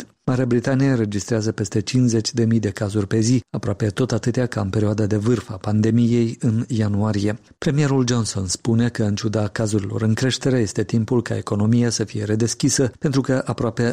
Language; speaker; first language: Romanian; native; Romanian